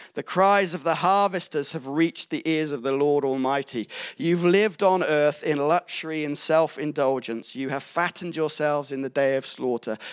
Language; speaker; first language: English; native; English